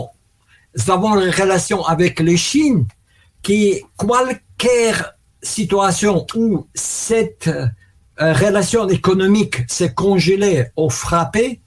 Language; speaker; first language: French; non-native, learner; Russian